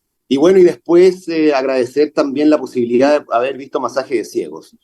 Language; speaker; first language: Spanish; native; Spanish